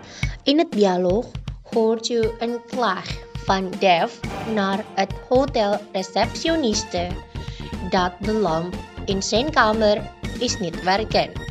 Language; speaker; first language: Dutch; non-native, fluent; Indonesian